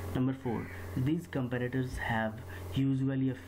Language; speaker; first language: English; non-native, local second language; Bangla